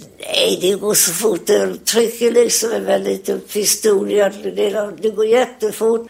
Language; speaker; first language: Swedish; native; Swedish